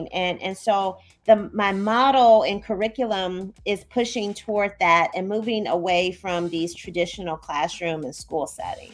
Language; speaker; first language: English; native; English